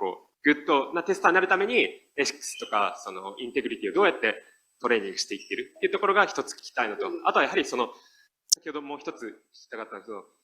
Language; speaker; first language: Japanese; native; Japanese